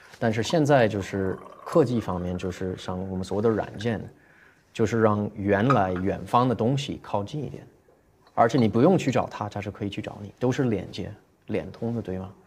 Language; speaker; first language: Chinese; non-native, fluent; English